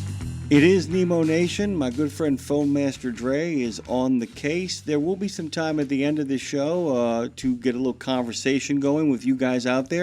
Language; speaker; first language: English; native; English